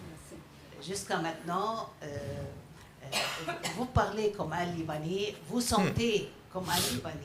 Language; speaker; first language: French; non-native, fluent; Arabic